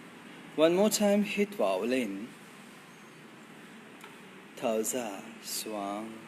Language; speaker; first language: Vietnamese; non-native, learner; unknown